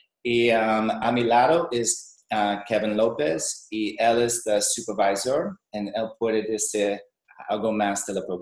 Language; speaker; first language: Spanish; non-native, learner; English